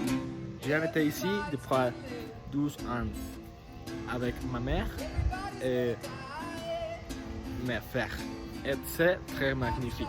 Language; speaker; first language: French; non-native, learner; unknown